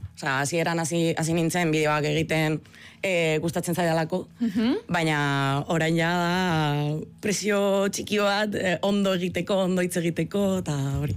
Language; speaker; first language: Basque; non-native, local second language; Spanish